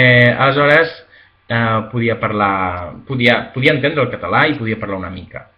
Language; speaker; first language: Catalan; non-native, local second language; Spanish